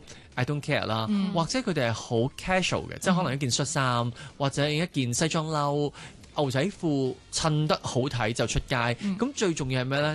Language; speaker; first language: Cantonese; native; Cantonese